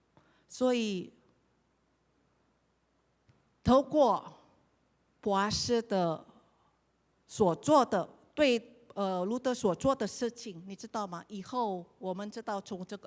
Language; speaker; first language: Chinese; non-native, learner; Indonesian